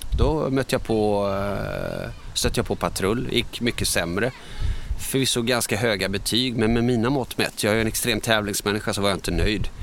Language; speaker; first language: Swedish; early bilingual, other home language; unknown